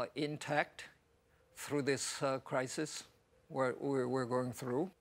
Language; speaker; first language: English; non-native, fluent; Korean